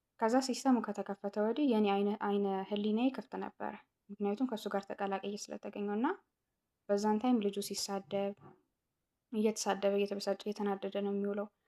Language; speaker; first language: Amharic; non-native, local second language; Tigrinya